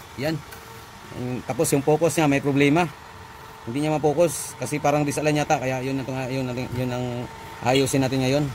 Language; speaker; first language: Filipino; non-native, local second language; Cebuano